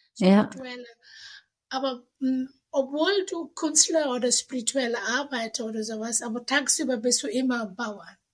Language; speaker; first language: German; non-native, fluent; Indonesian